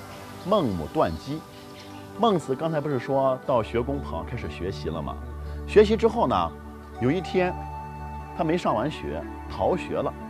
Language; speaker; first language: Chinese; native; Chinese